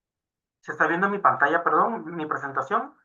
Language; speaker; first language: Spanish; native; Spanish